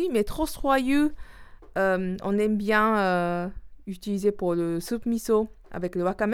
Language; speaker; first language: French; non-native, learner; Japanese